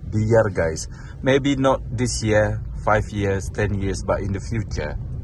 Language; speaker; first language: English; non-native, fluent; Indonesian